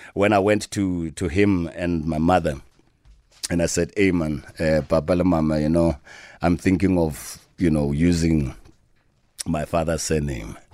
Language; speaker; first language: English; non-native, local second language; Tswana